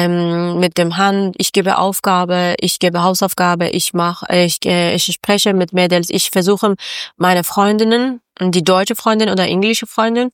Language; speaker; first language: German; non-native, learner; Persian